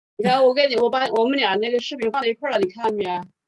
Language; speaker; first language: Chinese; native; Chinese